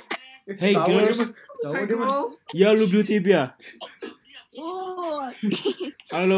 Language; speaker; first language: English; non-native, learner; Indonesian